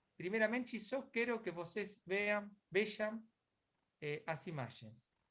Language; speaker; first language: Portuguese; non-native, fluent; Spanish